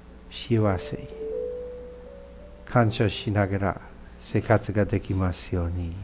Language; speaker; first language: Japanese; non-native, fluent; English